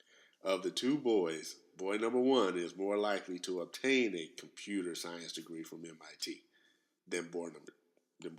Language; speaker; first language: English; native; English